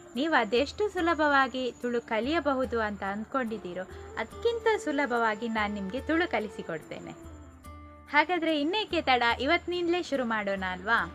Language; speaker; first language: Kannada; non-native, local second language; Tulu